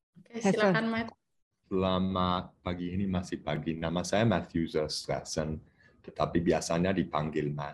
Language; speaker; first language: Indonesian; non-native, fluent; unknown